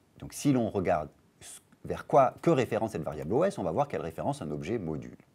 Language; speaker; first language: French; native; French